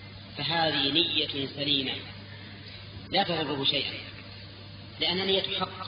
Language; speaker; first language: Arabic; native; Arabic